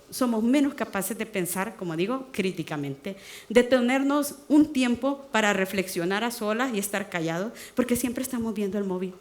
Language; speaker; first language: Spanish; native; Spanish